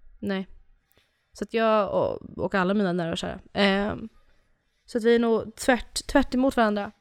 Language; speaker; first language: Swedish; native; Swedish